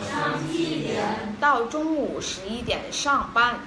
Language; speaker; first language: Chinese; non-native, fluent; Vietnamese